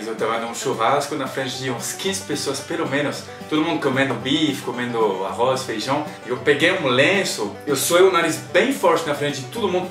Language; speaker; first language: Portuguese; non-native, fluent; French